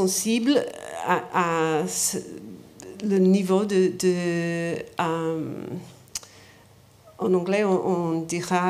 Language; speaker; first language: French; non-native, learner; English